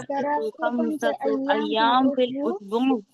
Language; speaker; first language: Arabic; non-native, learner; Urdu